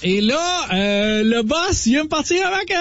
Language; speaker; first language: French; native; French